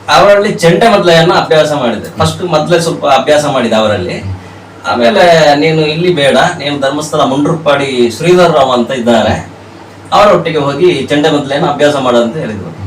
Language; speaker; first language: Kannada; native; Kannada